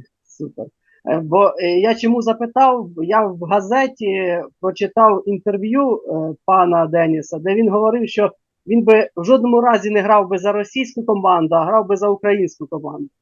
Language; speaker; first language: Ukrainian; native; Ukrainian